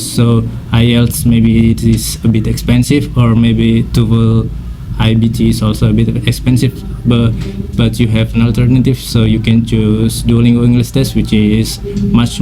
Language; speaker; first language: English; non-native, fluent; Indonesian